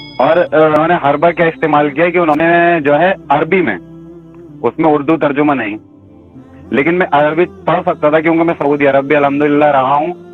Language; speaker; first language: Urdu; native; Urdu